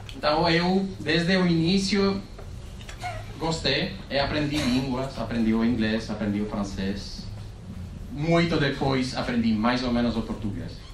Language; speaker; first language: Portuguese; non-native, fluent; Spanish